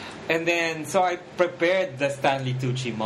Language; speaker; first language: English; non-native, local second language; Filipino